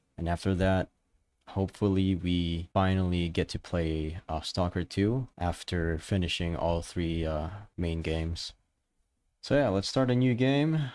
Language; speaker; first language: English; non-native, local second language; Filipino